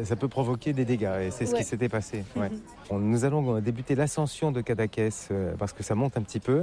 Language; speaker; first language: French; native; French